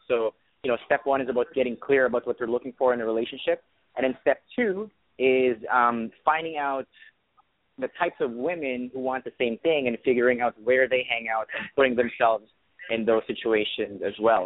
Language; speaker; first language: English; non-native, fluent; Arabic